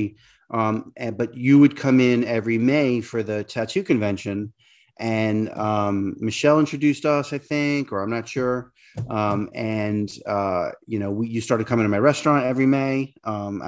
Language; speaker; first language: English; native; English